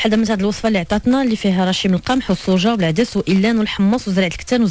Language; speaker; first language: Arabic; native; Arabic